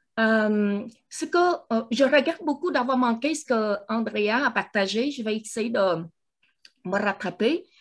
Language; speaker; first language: French; non-native, fluent; Vietnamese